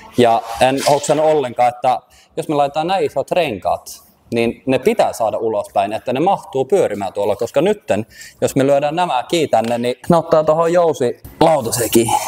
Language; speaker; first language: Finnish; early bilingual, heritage; Finnish